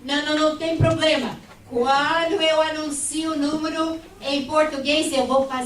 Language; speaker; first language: Portuguese; non-native, fluent; English